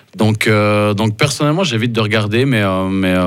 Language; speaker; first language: French; native; French